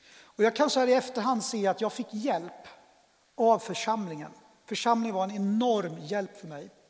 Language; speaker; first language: Swedish; native; Swedish